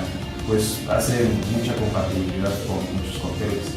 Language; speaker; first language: Spanish; native; Spanish